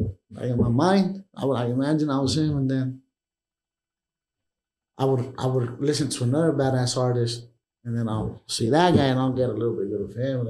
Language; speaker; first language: English; early bilingual, other home language; Spanish